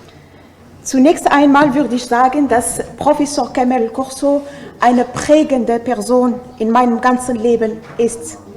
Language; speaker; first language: German; non-native, fluent; Arabic